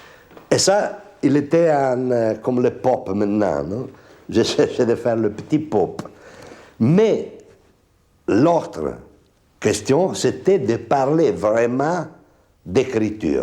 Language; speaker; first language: French; non-native, fluent; Italian